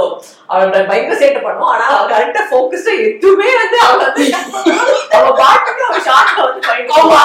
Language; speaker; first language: Tamil; native; Tamil